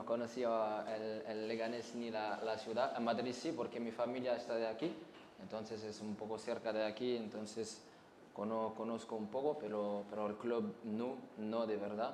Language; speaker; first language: Spanish; non-native, fluent; French